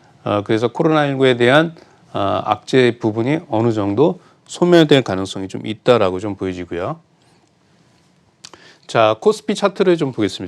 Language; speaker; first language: Korean; native; Korean